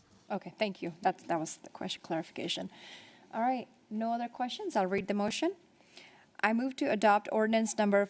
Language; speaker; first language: English; native; English